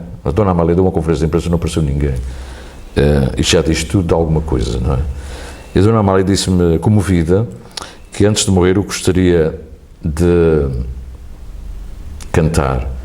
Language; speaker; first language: Portuguese; native; Portuguese